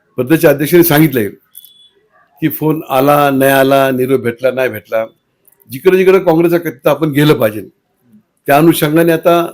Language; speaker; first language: Marathi; native; Marathi